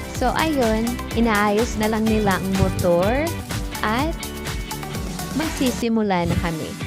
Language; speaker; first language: Filipino; non-native, local second language; Waray